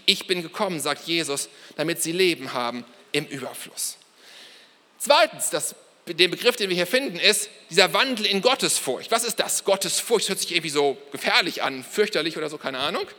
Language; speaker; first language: German; native; German